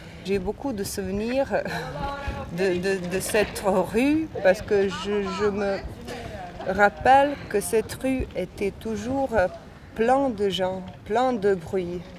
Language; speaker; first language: French; non-native, fluent; Bosnian